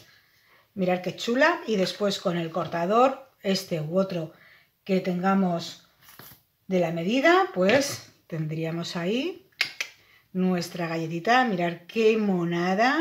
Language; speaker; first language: Spanish; native; Spanish